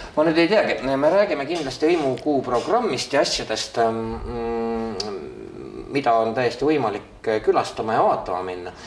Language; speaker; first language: Estonian; native; Estonian